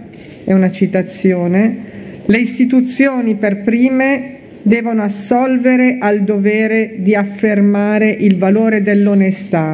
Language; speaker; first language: Italian; native; Italian